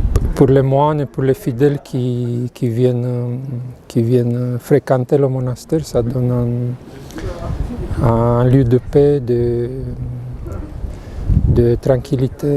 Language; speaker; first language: French; non-native, fluent; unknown